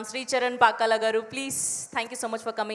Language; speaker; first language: Telugu; native; Telugu